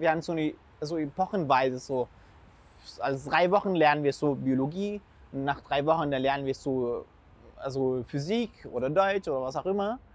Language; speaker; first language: German; non-native, fluent; Arabic